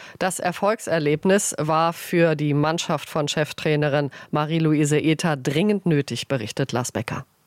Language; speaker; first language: German; native; German